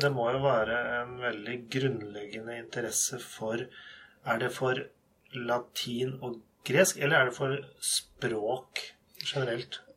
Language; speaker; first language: Norwegian; native; Norwegian